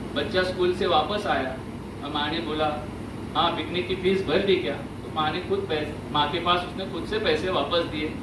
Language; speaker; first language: Hindi; non-native, local second language; Marathi